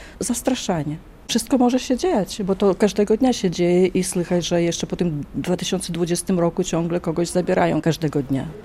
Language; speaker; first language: Polish; early bilingual, heritage; Polish